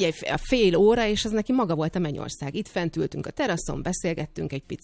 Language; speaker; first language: Hungarian; native; Hungarian